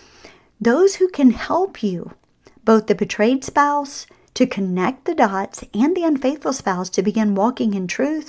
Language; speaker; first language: English; native; English